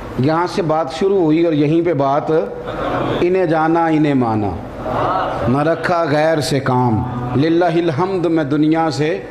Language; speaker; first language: Urdu; non-native, local second language; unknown